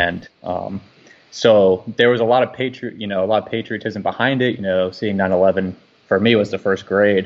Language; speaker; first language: English; native; English